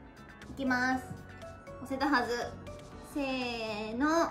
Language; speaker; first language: Japanese; native; Japanese